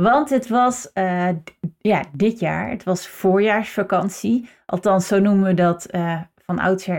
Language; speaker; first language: Dutch; native; Dutch